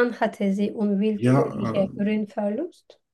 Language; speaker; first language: German; non-native, learner; Turkish